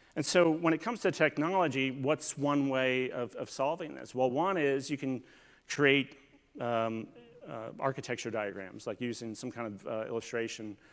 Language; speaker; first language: English; native; English